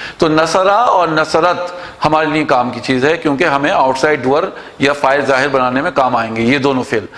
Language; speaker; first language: Urdu; native; Urdu